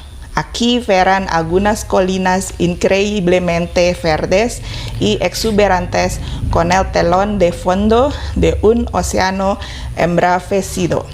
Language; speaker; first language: Spanish; non-native, fluent; Indonesian